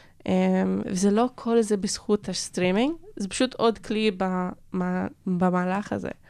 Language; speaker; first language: Hebrew; non-native, local second language; Arabic